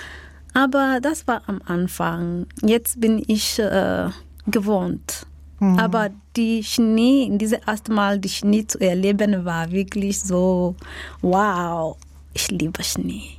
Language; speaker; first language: German; non-native, fluent; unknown